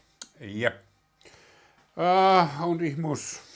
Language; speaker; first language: German; non-native, learner; Finnish